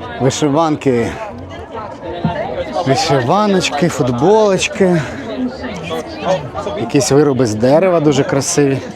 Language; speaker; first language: Ukrainian; native; Ukrainian